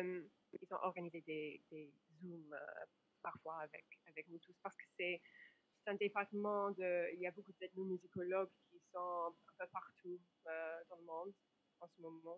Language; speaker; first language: French; non-native, fluent; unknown